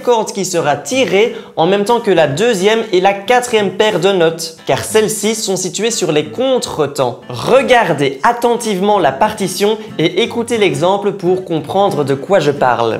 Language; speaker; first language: French; native; French